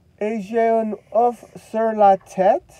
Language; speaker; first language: French; non-native, learner; English